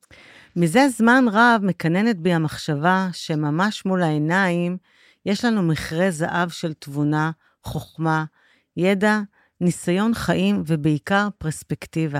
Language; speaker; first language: Hebrew; native; Hebrew